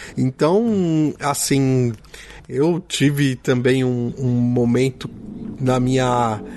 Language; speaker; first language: Portuguese; native; Portuguese